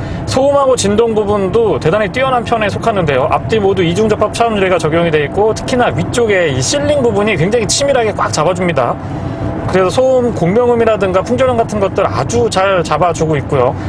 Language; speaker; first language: Korean; native; Korean